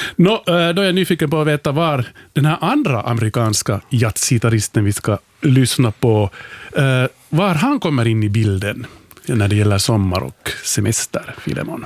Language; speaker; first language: Swedish; native; Swedish